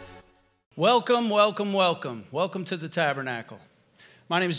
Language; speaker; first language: English; native; English